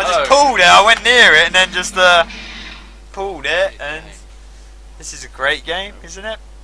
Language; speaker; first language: English; native; English